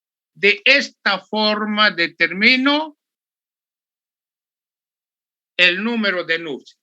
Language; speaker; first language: Spanish; native; Spanish